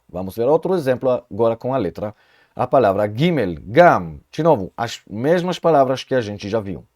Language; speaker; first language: Portuguese; non-native, fluent; Hebrew